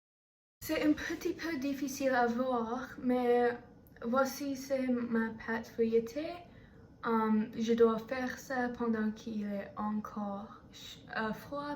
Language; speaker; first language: French; non-native, learner; English